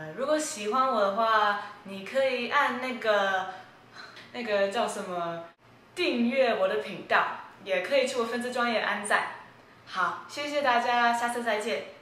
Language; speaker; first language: Chinese; early bilingual, heritage; Chinese